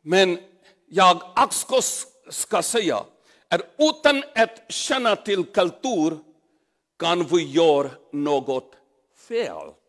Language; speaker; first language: Swedish; non-native, learner; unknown